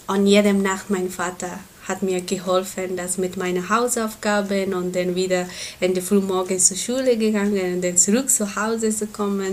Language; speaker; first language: German; non-native, learner; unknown